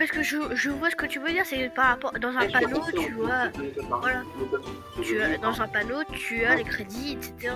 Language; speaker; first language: French; native; French